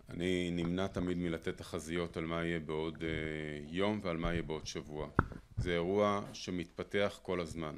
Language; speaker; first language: Hebrew; native; Hebrew